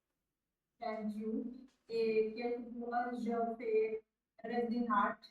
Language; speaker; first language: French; non-native, learner; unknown